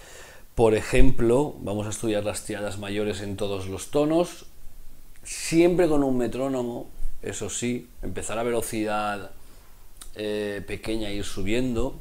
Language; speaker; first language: Spanish; native; Spanish